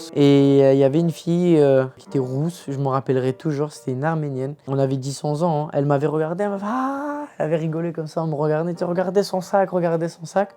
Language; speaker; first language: French; early bilingual, other home language; Turkish